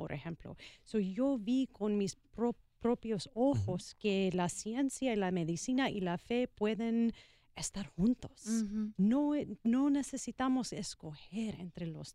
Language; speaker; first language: Spanish; non-native, learner; English